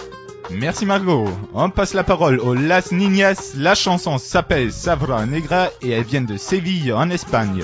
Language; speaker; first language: French; native; French